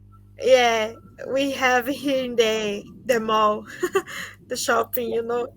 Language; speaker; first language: English; non-native, learner; Portuguese